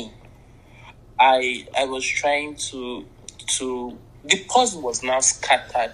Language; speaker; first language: English; non-native, local second language; Igbo